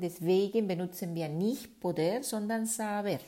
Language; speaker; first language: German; non-native, fluent; Spanish